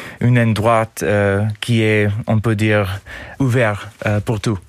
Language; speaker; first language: French; non-native, learner; English